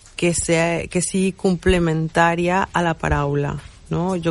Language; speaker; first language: Catalan; non-native, fluent; Spanish